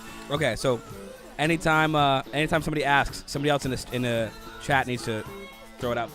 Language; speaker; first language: English; native; English